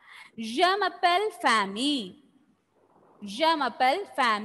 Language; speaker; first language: French; non-native, fluent; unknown